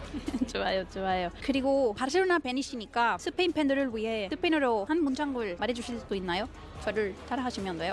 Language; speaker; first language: Korean; non-native, fluent; Spanish